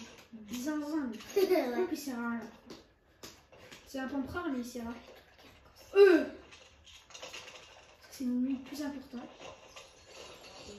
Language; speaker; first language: French; native; French